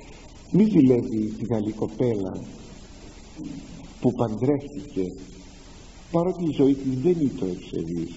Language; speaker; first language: Greek; native; Greek